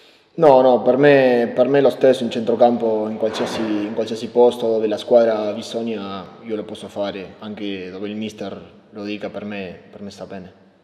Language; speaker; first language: Italian; non-native, learner; Spanish